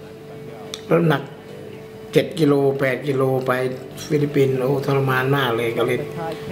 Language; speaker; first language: Thai; native; Thai